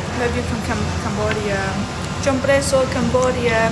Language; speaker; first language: English; non-native, learner; Burmese